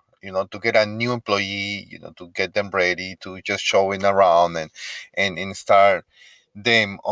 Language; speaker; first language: English; non-native, fluent; Spanish